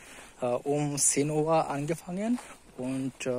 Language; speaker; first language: German; non-native, learner; Bangla